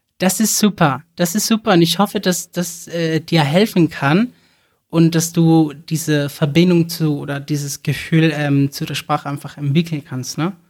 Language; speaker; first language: German; non-native, fluent; Spanish